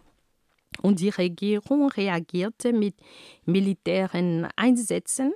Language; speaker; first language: German; non-native, fluent; Ghomala